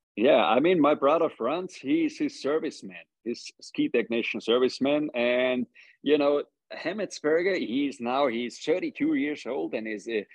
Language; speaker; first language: English; non-native, fluent; German